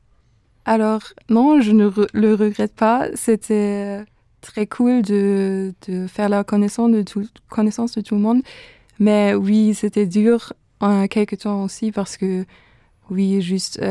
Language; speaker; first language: French; non-native, fluent; German